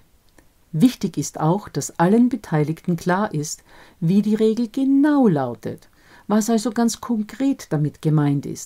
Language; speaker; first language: German; native; German